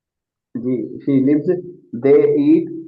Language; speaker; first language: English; non-native, learner; Urdu